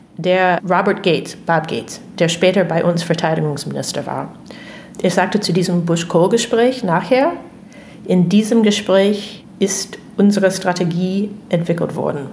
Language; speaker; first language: German; non-native, fluent; English